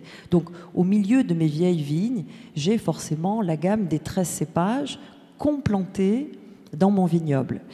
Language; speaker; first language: French; native; French